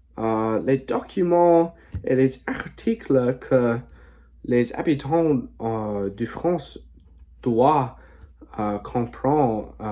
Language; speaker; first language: French; non-native, learner; English